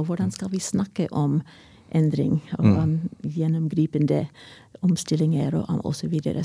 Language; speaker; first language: Norwegian; non-native, fluent; English